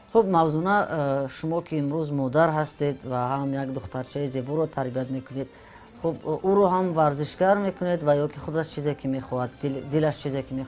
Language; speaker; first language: Persian; native; Persian